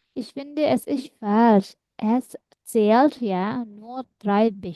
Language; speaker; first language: German; non-native, fluent; Indonesian